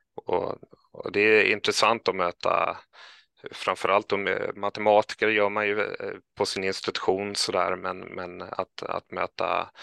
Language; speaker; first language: Swedish; native; Swedish